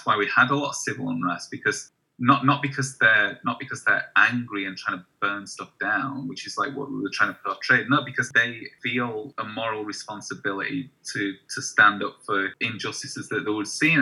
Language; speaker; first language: English; native; English